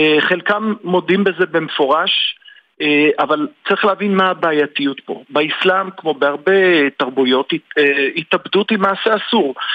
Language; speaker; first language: Hebrew; native; Hebrew